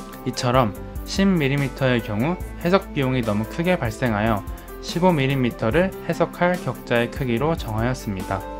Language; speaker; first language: Korean; native; Korean